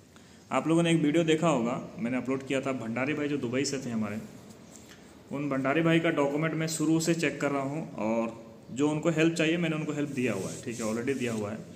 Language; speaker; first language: Hindi; native; Hindi